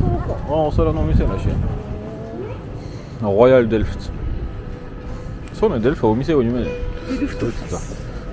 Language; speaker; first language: Japanese; non-native, learner; French